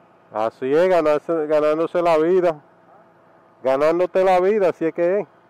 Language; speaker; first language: Spanish; early bilingual, heritage; Spanish